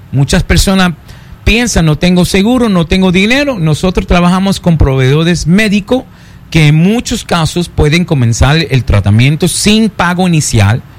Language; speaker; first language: Spanish; early bilingual, heritage; Spanish